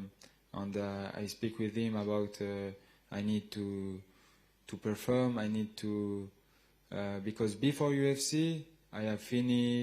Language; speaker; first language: English; non-native, learner; French